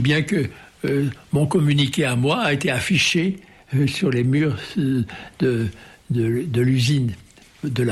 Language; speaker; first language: French; native; French